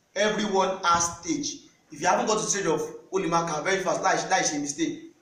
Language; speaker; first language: English; non-native, local second language; Yoruba